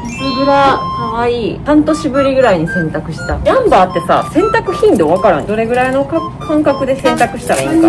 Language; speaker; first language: Japanese; native; Japanese